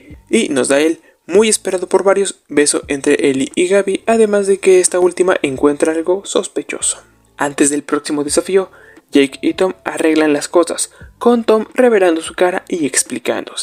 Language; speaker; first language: Spanish; native; Spanish